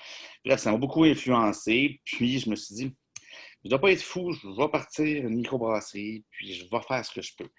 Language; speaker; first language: French; native; French